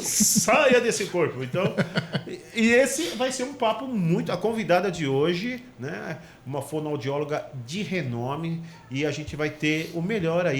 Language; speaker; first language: Portuguese; native; Portuguese